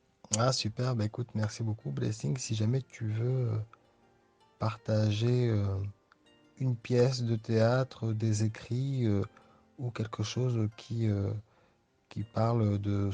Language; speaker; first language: French; native; French